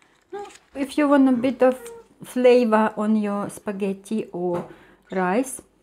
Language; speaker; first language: English; non-native, fluent; Russian